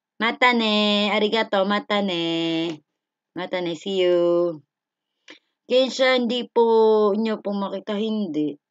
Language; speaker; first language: Filipino; native; Filipino